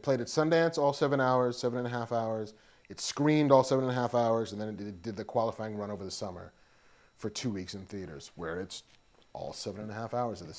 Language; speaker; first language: English; native; English